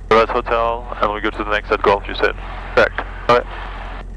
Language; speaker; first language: English; non-native, fluent; French